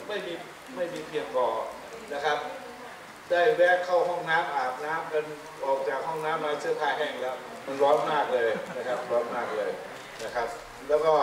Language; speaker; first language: Thai; native; Thai